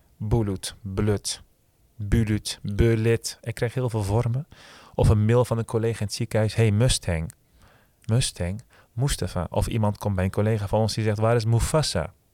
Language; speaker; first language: Dutch; early bilingual, other home language; Turkish